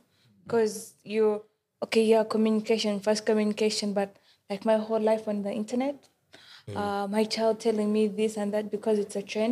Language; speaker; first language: English; non-native, local second language; Ganda